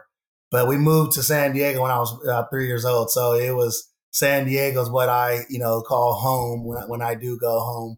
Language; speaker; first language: English; native; English